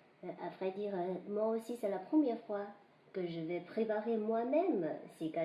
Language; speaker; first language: French; non-native, fluent; Chinese